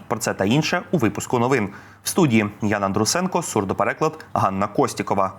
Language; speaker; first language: Ukrainian; native; Ukrainian